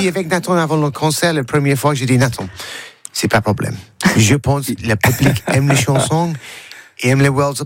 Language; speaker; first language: French; non-native, learner; English